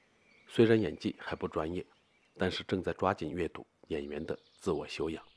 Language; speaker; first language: Chinese; native; Chinese